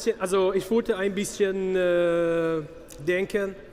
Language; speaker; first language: German; non-native, learner; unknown